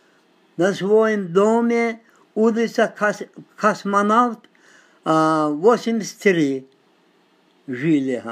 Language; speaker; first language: Russian; non-native, local second language; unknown